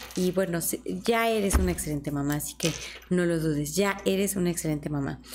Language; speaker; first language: Spanish; native; Spanish